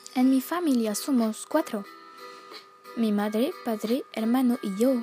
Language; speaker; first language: Spanish; non-native, learner; French